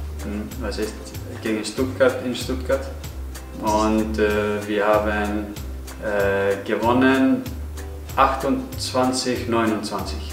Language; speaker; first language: German; non-native, learner; Icelandic